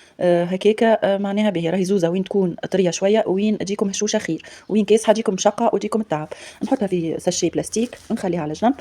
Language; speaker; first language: Arabic; native; Arabic